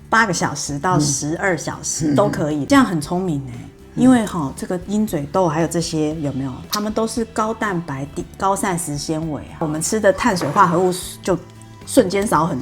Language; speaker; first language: Chinese; native; Chinese